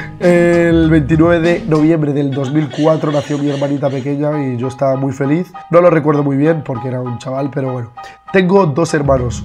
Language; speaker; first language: Spanish; early bilingual, other home language; Arabic